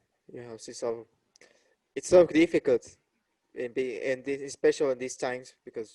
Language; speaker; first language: English; non-native, learner; Spanish